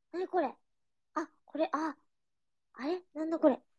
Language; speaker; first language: Japanese; native; Japanese